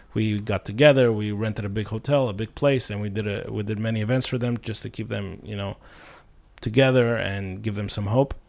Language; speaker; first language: English; non-native, fluent; Russian